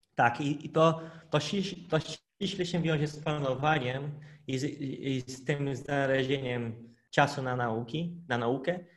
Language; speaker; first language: Polish; non-native, fluent; Portuguese